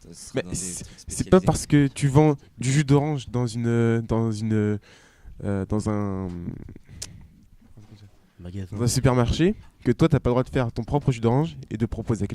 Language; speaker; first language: French; native; French